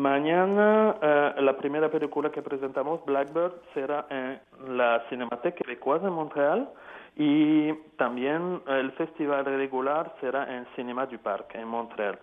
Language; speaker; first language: Spanish; non-native, fluent; French